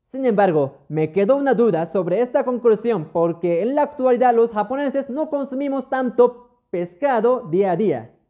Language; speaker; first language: Spanish; non-native, fluent; Japanese